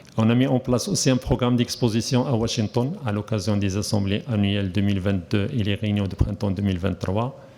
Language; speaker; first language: French; non-native, local second language; Arabic